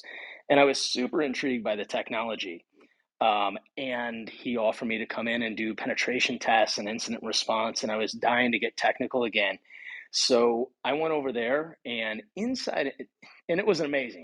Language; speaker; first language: English; native; English